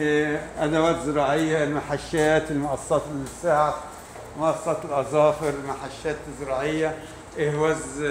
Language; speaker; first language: Arabic; native; Arabic